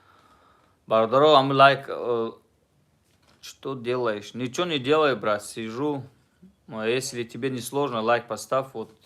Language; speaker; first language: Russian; non-native, fluent; Tajik